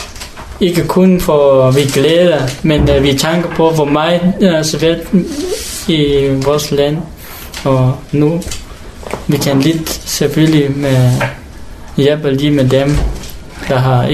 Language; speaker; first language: Danish; non-native, learner; Hakha Chin